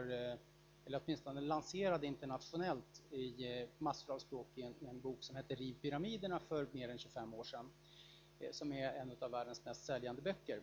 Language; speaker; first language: Swedish; native; Swedish